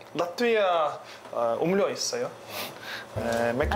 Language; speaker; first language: Korean; non-native, learner; Latvian